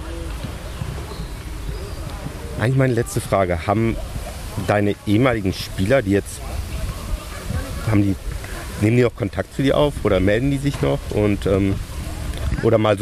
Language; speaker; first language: German; native; German